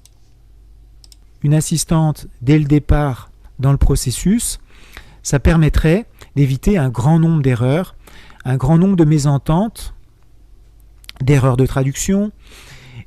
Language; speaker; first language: French; native; French